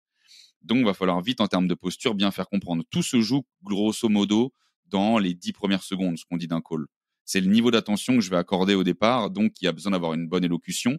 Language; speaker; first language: French; native; French